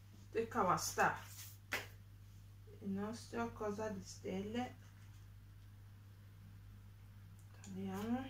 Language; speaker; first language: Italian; non-native, learner; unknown